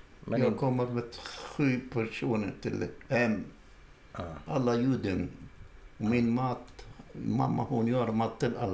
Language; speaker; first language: Swedish; non-native, learner; Arabic